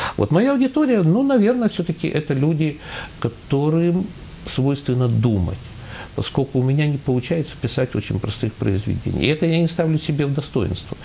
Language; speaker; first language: Russian; native; Russian